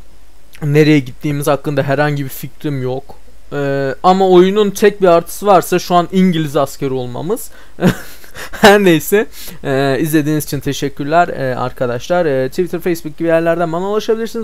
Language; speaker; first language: Turkish; native; Turkish